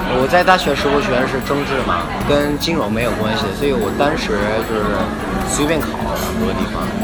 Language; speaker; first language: Chinese; early bilingual, heritage; Japanese